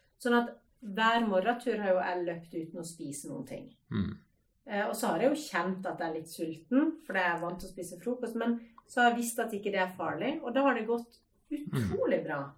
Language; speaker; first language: Norwegian; native; Norwegian